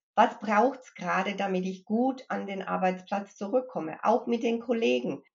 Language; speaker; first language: German; early bilingual, other home language; English